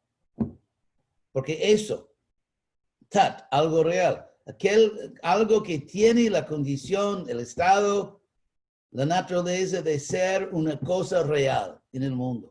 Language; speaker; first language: Spanish; non-native, fluent; English